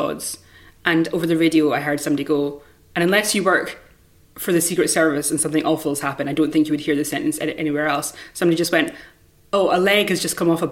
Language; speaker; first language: English; native; English